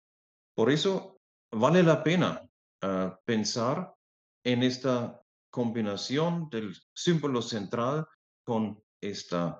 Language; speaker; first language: Spanish; non-native, fluent; German